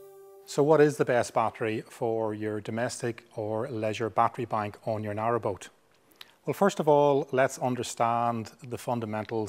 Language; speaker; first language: English; native; English